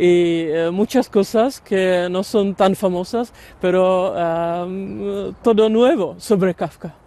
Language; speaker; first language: Spanish; non-native, learner; Czech